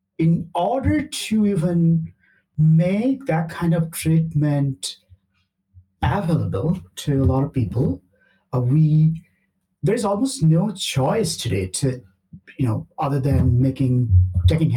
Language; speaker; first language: English; non-native, local second language; Bangla